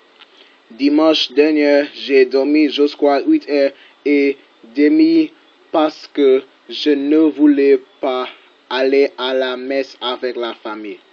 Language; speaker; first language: French; non-native, learner; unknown